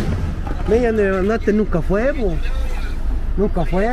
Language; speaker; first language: Spanish; native; Spanish